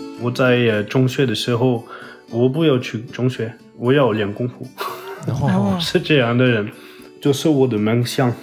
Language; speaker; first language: Chinese; non-native, fluent; French